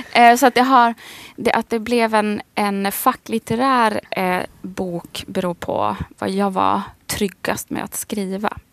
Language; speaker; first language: Swedish; native; Swedish